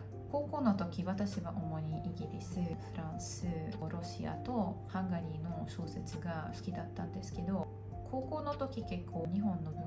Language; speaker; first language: Japanese; non-native, fluent; Hungarian